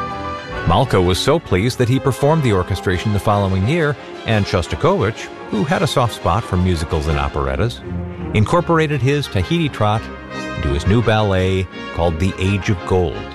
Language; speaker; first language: English; native; English